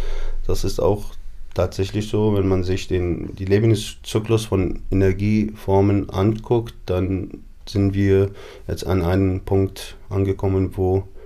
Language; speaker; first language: German; non-native, fluent; Arabic